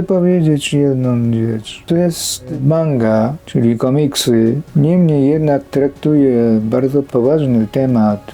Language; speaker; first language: Polish; non-native, fluent; Japanese